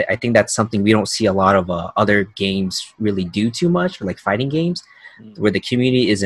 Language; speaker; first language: English; native; English